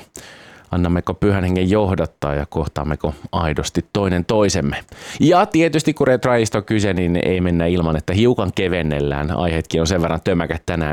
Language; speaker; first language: Finnish; native; Finnish